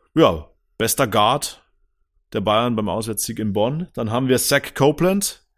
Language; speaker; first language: German; native; German